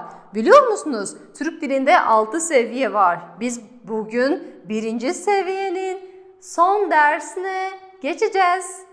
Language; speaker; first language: Turkish; non-native, fluent; Kazakh